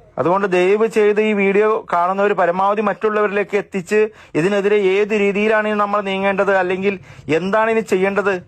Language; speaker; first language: Malayalam; native; Malayalam